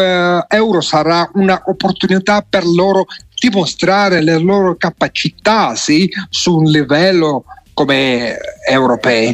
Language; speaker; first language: Italian; non-native, fluent; Georgian